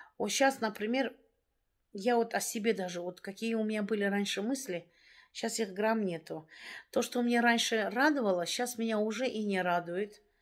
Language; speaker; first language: Russian; native; Russian